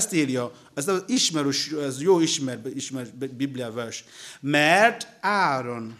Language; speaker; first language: Hungarian; non-native, learner; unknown